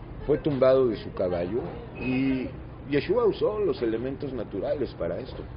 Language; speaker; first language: Spanish; native; Spanish